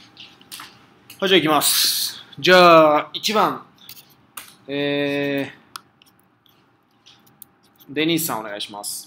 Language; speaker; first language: Japanese; non-native, fluent; Spanish